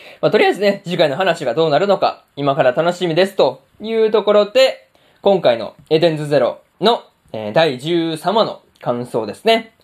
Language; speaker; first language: Japanese; native; Japanese